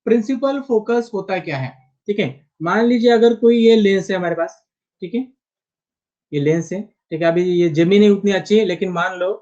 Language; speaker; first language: Hindi; non-native, local second language; Marathi